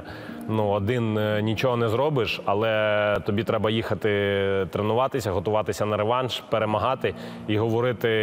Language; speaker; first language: Ukrainian; non-native, local second language; Russian